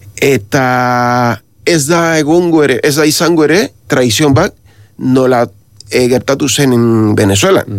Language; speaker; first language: Basque; non-native, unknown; Spanish